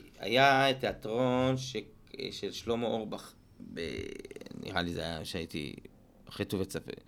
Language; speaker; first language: Hebrew; native; Hebrew